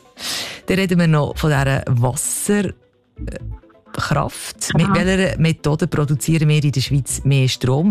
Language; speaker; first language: German; native; German